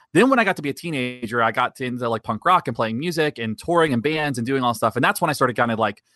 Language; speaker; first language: English; native; English